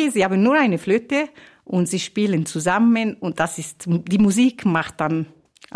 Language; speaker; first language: German; non-native, learner; Italian